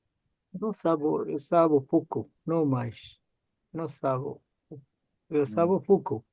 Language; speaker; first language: Portuguese; non-native, learner; Bangla